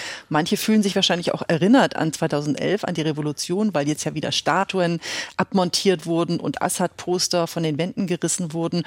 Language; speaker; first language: German; native; German